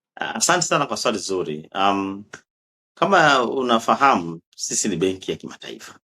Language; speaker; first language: Swahili; native; Swahili